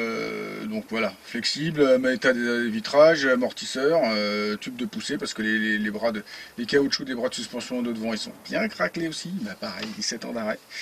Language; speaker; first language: French; native; French